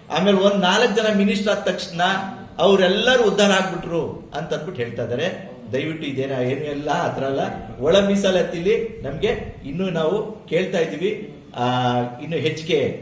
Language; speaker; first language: Kannada; non-native, local second language; Lambadi